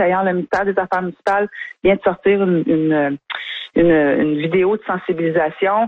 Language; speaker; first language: French; native; French